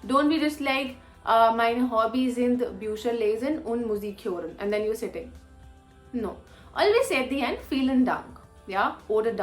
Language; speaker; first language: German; non-native, fluent; Hindi